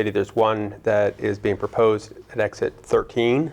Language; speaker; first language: English; native; English